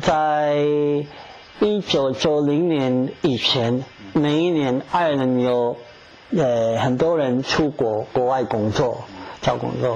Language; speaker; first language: Chinese; non-native, fluent; English